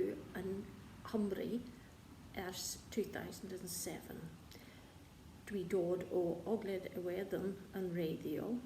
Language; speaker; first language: Welsh; non-native, learner; English